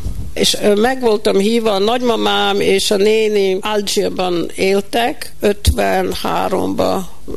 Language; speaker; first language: Hungarian; early bilingual, heritage; Hungarian